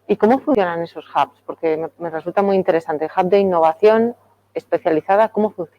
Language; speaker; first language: Spanish; native; Spanish